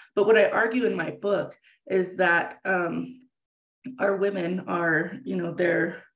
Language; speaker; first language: English; native; English